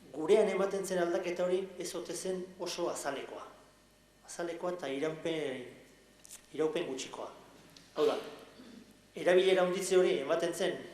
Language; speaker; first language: Basque; native; Basque